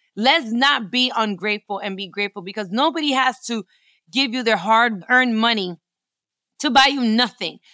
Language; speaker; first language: English; early bilingual, other home language; Spanish